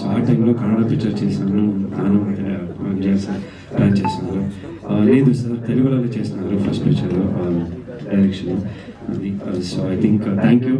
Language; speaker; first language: Telugu; non-native, learner; Kannada